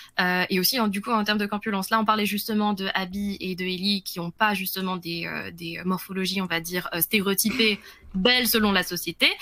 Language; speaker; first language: French; early bilingual, other home language; Vietnamese